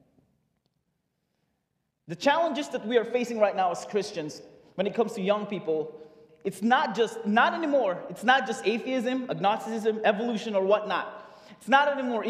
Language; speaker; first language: English; non-native, local second language; Filipino